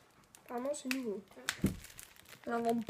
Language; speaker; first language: French; native; French